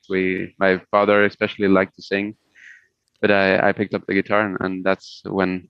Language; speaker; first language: English; non-native, fluent; Spanish